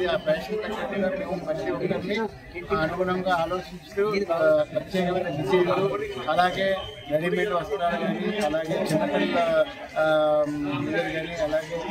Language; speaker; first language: Telugu; native; Telugu